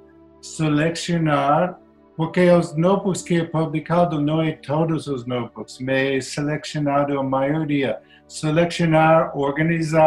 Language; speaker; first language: Portuguese; non-native, learner; English